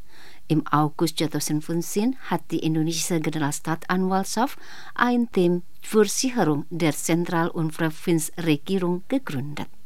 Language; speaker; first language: German; non-native, fluent; Indonesian